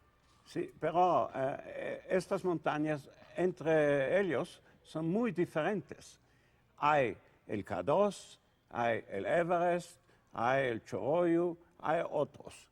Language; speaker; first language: Spanish; non-native, learner; Italian